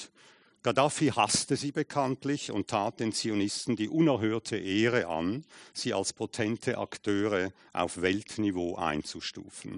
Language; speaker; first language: German; native; German